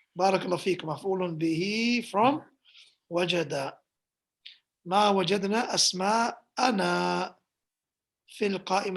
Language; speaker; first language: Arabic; non-native, fluent; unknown